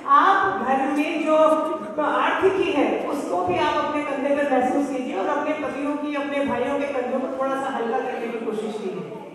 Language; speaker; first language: Hindi; native; Hindi